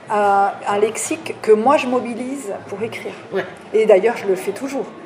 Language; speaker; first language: French; native; French